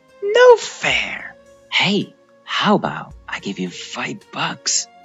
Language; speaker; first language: English; non-native, fluent; Chinese